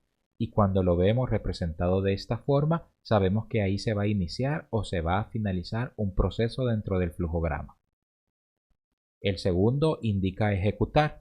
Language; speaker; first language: Spanish; native; Spanish